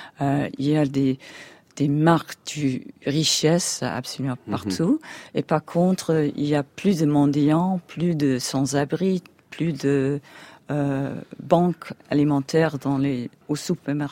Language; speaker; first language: French; non-native, fluent; English